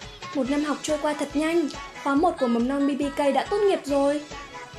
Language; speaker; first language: Vietnamese; native; Vietnamese